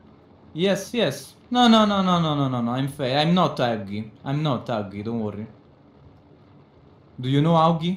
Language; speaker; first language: English; non-native, learner; Italian